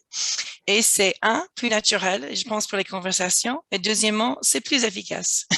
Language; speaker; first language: French; non-native, fluent; English